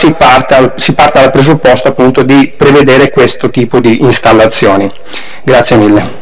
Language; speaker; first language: Italian; native; Italian